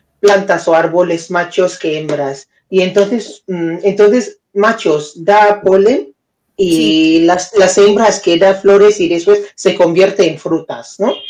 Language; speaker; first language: Spanish; non-native, fluent; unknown